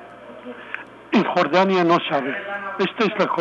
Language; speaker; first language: Spanish; non-native, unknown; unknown